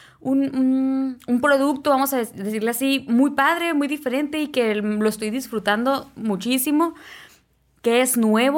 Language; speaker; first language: Spanish; native; Spanish